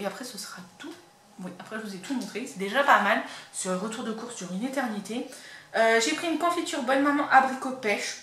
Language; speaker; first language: French; native; French